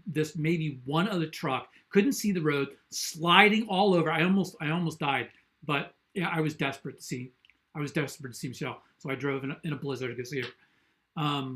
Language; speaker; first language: English; native; English